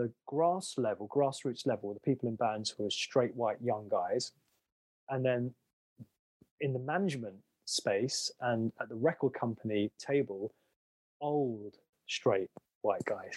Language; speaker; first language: English; native; English